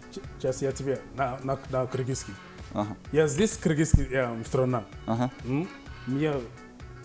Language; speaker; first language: Russian; non-native, learner; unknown